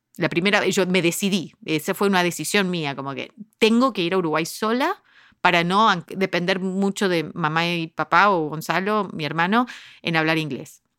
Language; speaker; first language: Spanish; early bilingual, heritage; Spanish